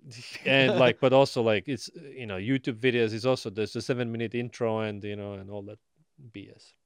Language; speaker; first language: English; non-native, fluent; Estonian